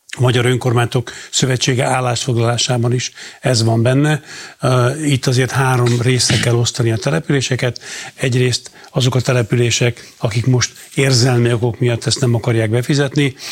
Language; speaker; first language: Hungarian; native; Hungarian